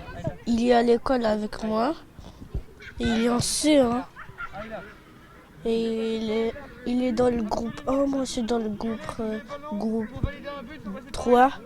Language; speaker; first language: French; early bilingual, other home language; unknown